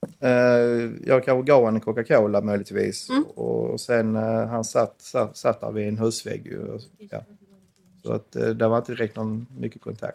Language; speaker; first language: Swedish; native; Swedish